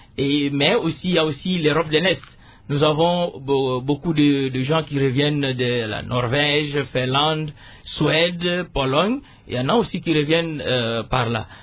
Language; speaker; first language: French; non-native, local second language; Lingala